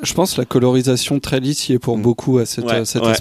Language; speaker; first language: French; native; French